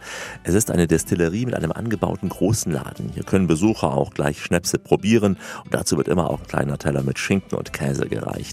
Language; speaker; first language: German; native; German